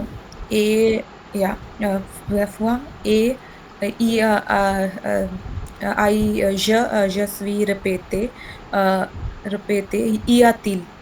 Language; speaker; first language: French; non-native, learner; Hindi